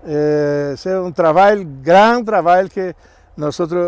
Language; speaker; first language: French; non-native, learner; Portuguese